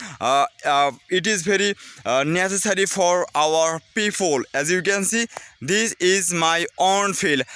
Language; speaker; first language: English; non-native, learner; Bangla